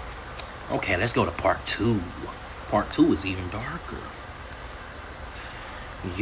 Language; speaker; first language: English; native; English